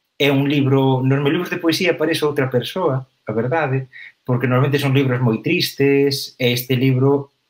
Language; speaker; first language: Galician; native; Galician